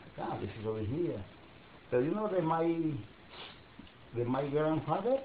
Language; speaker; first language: English; non-native, learner; Spanish